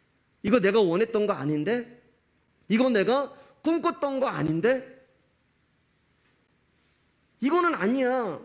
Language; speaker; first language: Korean; native; Korean